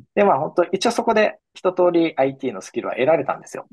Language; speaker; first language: Japanese; native; Japanese